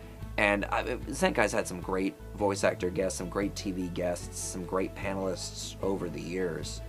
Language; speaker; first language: English; native; English